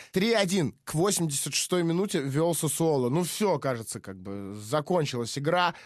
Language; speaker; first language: Russian; native; Russian